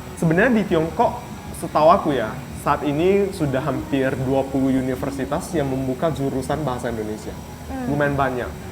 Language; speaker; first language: Indonesian; native; Indonesian